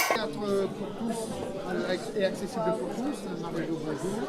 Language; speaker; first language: French; native; French